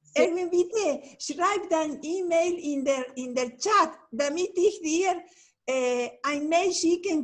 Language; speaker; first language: German; non-native, fluent; Spanish